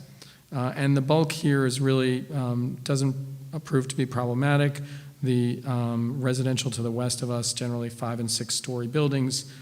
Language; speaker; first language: English; native; English